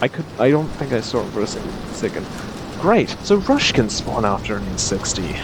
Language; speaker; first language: English; native; English